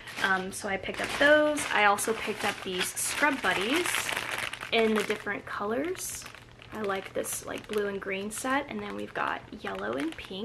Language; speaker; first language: English; native; English